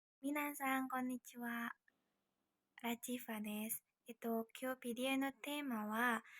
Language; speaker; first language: Japanese; non-native, learner; Indonesian